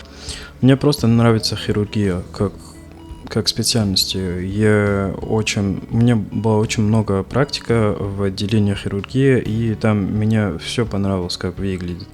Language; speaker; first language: Russian; non-native, fluent; Arabic